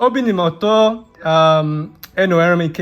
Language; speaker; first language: Igbo; non-native, learner; English